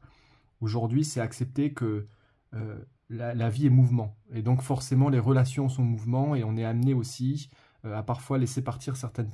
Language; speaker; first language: French; native; French